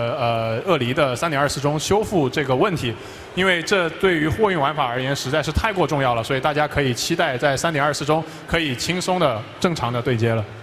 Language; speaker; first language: Chinese; native; Chinese